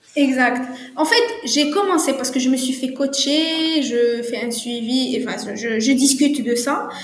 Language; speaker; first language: French; non-native, local second language; Arabic